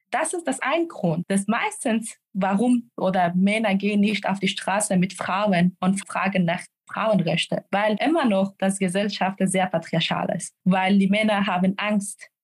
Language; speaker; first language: German; non-native, fluent; Persian